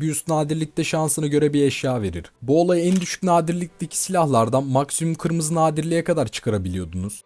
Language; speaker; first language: Turkish; native; Turkish